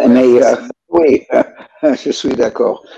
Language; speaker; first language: French; non-native, fluent; English